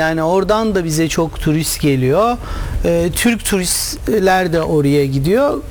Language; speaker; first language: Turkish; native; Turkish